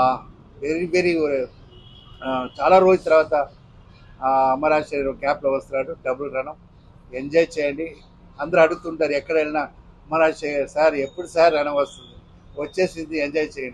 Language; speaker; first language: Telugu; non-native, fluent; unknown